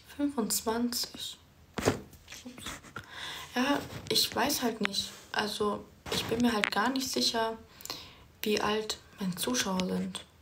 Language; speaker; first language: German; early bilingual, other home language; Turkish